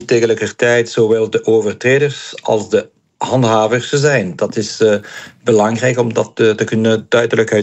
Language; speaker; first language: Dutch; non-native, local second language; French